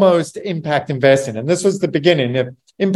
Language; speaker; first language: English; native; English